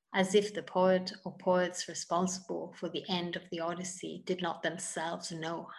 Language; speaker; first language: English; non-native, fluent; Italian